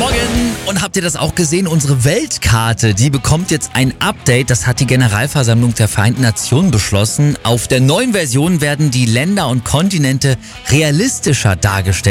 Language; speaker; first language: German; native; German